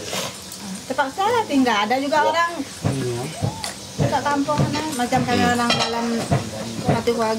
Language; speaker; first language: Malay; non-native, local second language; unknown